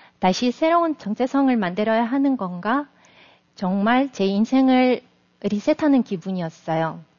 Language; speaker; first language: Korean; non-native, fluent; Russian